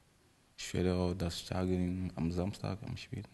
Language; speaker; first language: German; non-native, learner; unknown